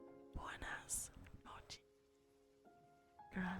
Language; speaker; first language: Spanish; early bilingual, heritage; English